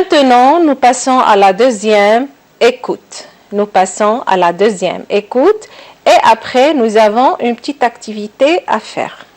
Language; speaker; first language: French; non-native, local second language; Arabic